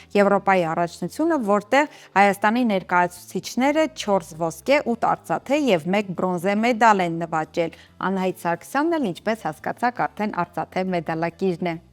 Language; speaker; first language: Armenian; native; Armenian